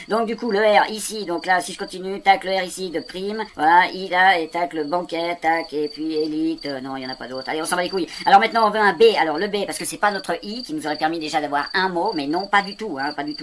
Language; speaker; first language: French; native; French